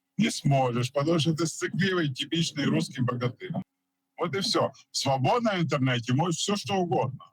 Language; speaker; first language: Russian; native; Russian